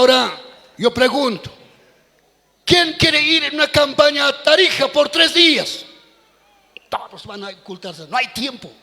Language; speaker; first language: Spanish; native; Spanish